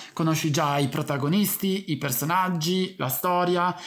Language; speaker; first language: Italian; native; Italian